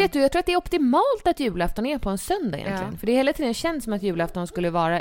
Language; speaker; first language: Swedish; native; Swedish